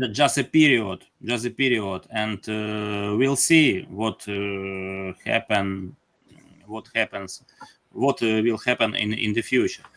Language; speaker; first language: English; non-native, learner; Ukrainian